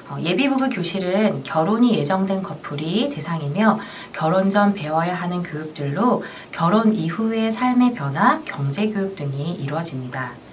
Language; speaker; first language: Korean; native; Korean